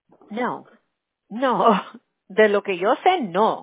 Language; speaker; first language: Spanish; early bilingual, heritage; Spanish